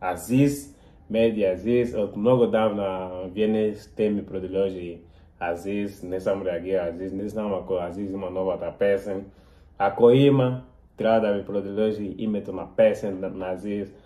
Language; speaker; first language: Bulgarian; non-native, learner; Portuguese